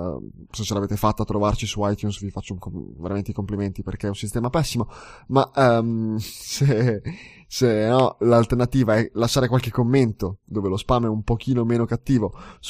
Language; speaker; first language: Italian; native; Italian